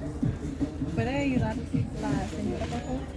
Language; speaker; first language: Spanish; non-native, learner; English